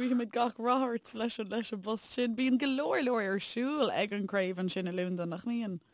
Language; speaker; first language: Irish; native; Irish